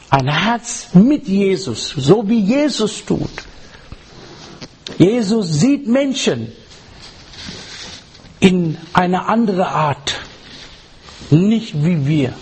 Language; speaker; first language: German; non-native, learner; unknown